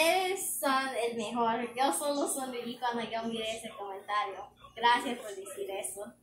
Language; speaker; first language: Spanish; early bilingual, heritage; Spanish